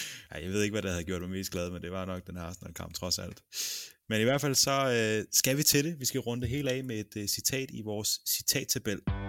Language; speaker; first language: Danish; native; Danish